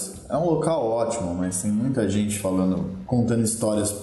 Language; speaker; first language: Portuguese; native; Portuguese